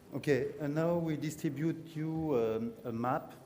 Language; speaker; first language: English; non-native, learner; French